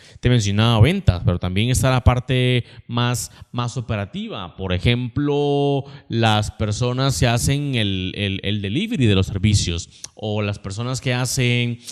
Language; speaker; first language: Spanish; native; Spanish